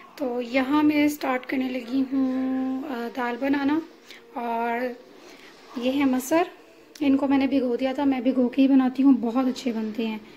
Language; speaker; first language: Urdu; native; Urdu